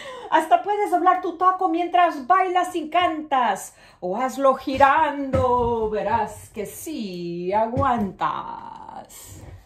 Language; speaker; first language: Spanish; early bilingual, other home language; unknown